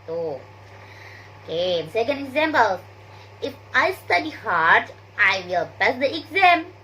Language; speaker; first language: English; non-native, learner; Indonesian